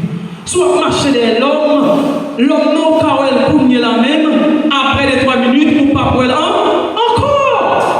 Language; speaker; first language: French; non-native, local second language; Haitian Creole